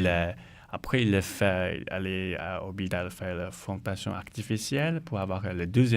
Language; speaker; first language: French; non-native, learner; Chinese